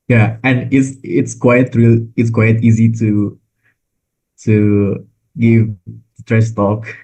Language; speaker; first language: English; non-native, learner; Indonesian